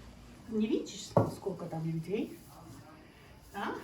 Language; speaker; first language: Russian; non-native, local second language; Georgian